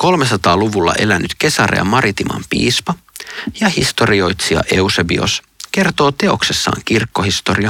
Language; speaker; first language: Finnish; native; Finnish